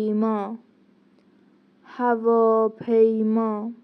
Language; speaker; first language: Persian; non-native, fluent; Turkish